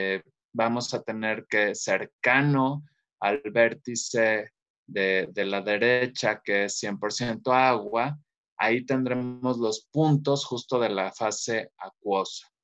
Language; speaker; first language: Spanish; native; Spanish